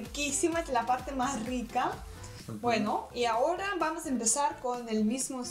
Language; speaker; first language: Spanish; non-native, learner; Russian